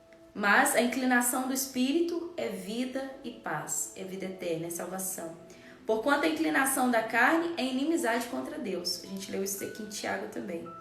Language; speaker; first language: Portuguese; native; Portuguese